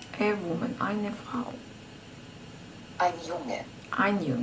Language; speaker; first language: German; non-native, learner; Ukrainian